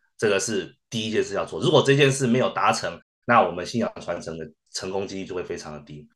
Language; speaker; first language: Chinese; early bilingual, heritage; Chinese